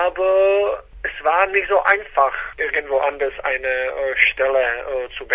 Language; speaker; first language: German; non-native, fluent; Czech